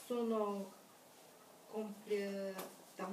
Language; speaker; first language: Italian; non-native, learner; Russian